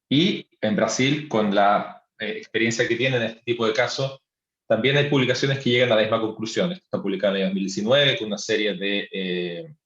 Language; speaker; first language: Spanish; native; Spanish